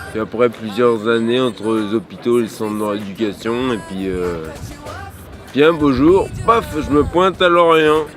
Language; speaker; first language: French; native; French